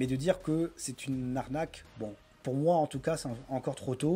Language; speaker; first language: French; native; French